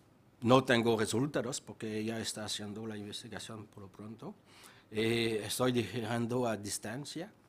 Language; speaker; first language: Spanish; non-native, fluent; French